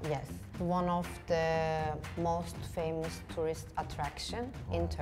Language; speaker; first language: English; non-native, fluent; Turkish